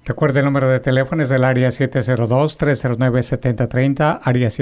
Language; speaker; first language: Spanish; native; Spanish